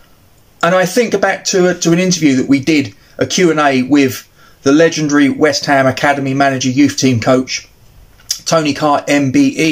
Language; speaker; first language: English; native; English